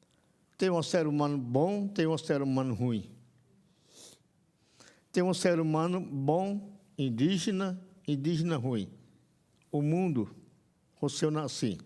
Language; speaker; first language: Portuguese; non-native, local second language; Yanomámi